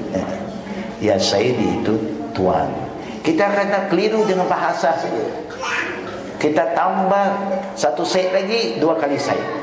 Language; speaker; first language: Malay; non-native, local second language; Chinese